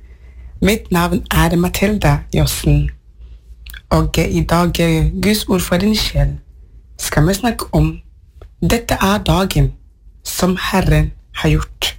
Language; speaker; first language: Norwegian; non-native, fluent; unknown